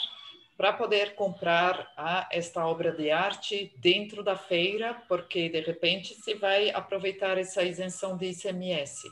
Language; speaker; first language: Portuguese; non-native, fluent; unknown